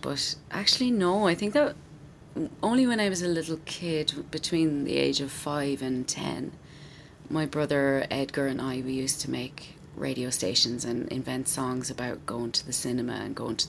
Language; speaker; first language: English; native; English